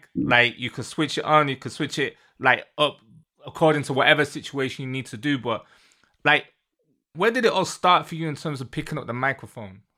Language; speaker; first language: English; native; English